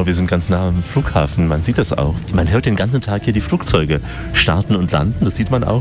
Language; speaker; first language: German; native; German